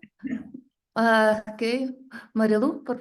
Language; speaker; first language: Spanish; non-native, learner; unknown